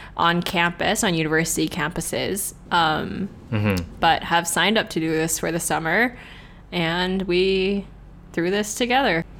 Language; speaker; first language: English; non-native, local second language; Cantonese